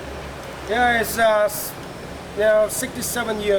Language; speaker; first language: English; non-native, fluent; Vietnamese